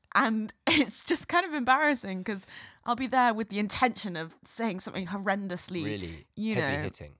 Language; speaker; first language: English; native; English